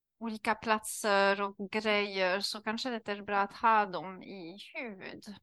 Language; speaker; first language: Swedish; non-native, learner; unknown